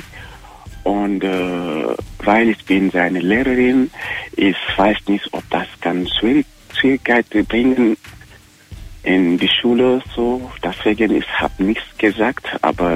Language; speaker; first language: German; non-native, learner; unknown